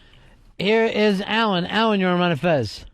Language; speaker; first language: English; native; English